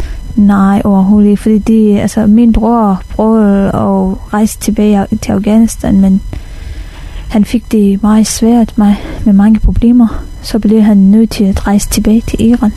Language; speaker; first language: Danish; non-native, fluent; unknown